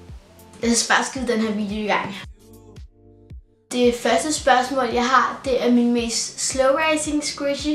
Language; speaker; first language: Danish; native; Danish